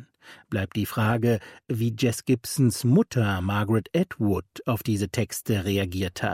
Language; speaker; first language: German; native; German